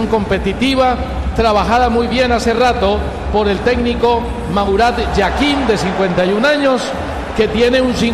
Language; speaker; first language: Spanish; native; Spanish